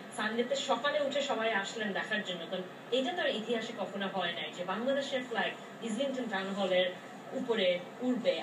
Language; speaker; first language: Bangla; early bilingual, heritage; English